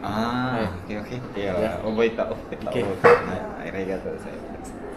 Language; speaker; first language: Japanese; non-native, learner; Filipino